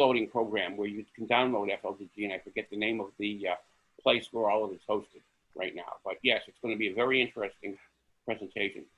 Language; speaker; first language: English; native; English